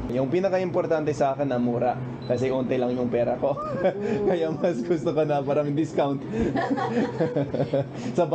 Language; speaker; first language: Filipino; non-native, fluent; English